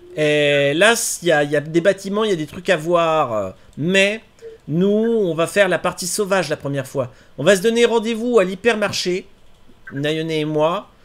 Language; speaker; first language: French; native; French